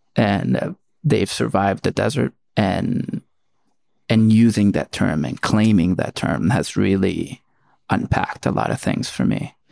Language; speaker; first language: English; early bilingual, other home language; Spanish